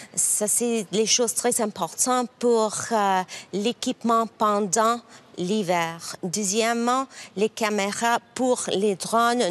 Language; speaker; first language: French; non-native, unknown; English